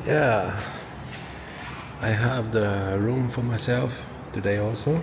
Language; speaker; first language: English; non-native, learner; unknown